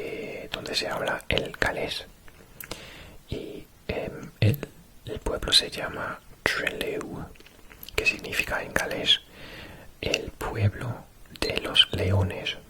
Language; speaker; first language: Spanish; non-native, fluent; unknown